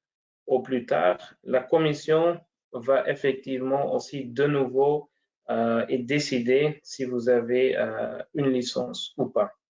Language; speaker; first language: French; non-native, local second language; Dutch